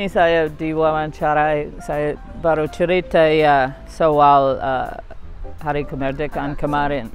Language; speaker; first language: Indonesian; non-native, fluent; English